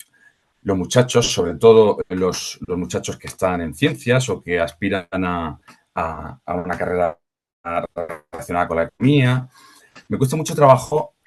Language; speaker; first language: Spanish; native; Spanish